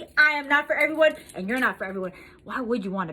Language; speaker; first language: English; native; English